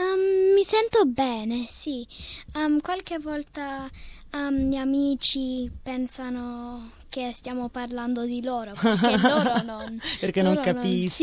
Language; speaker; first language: Italian; early bilingual, heritage; Italian